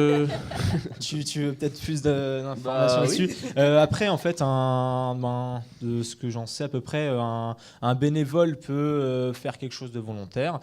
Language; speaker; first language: French; native; French